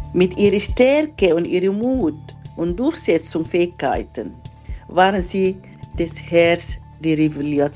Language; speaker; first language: German; non-native, fluent; Arabic